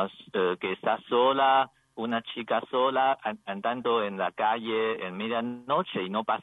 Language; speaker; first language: Spanish; non-native, learner; Chinese